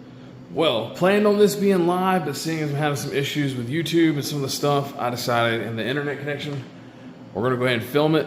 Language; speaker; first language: English; native; English